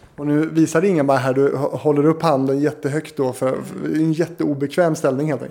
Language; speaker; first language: Swedish; native; Swedish